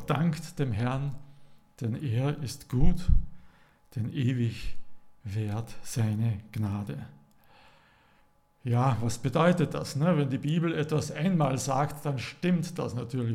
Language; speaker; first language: German; native; German